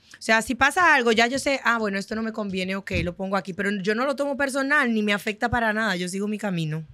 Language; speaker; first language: Spanish; non-native, fluent; Haitian Creole